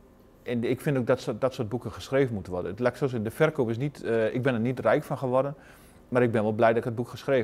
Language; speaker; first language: Dutch; native; Dutch